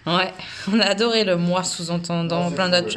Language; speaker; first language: French; native; French